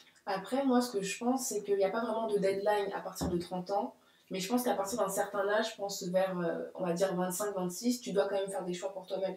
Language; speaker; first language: French; native; French